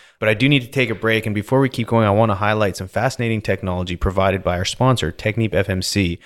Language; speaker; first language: English; native; English